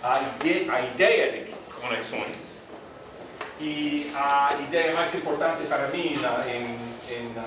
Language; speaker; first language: Spanish; non-native, learner; English